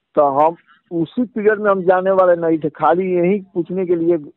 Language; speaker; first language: Hindi; native; Hindi